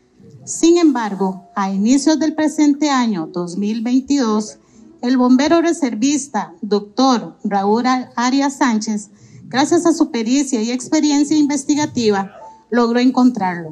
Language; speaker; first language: Spanish; native; Spanish